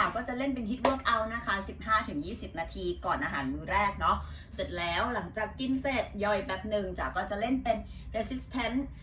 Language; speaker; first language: Thai; native; Thai